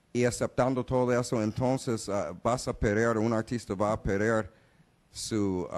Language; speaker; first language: Spanish; non-native, learner; English